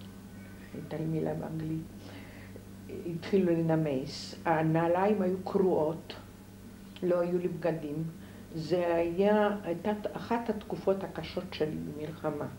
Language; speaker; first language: Hebrew; non-native, fluent; Polish